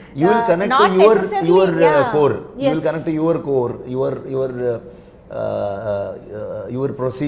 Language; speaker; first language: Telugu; non-native, learner; Kannada